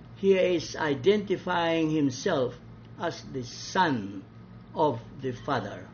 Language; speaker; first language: English; non-native, local second language; Cebuano